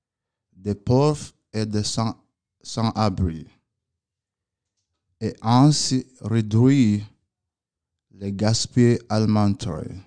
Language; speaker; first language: French; non-native, learner; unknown